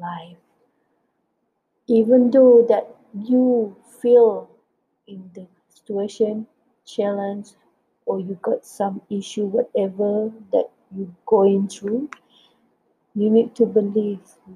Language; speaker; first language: English; non-native, local second language; Malay